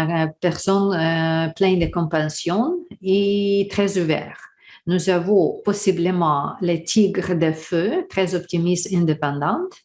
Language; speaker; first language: French; non-native, learner; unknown